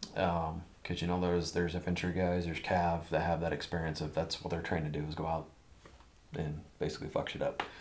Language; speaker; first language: English; native; English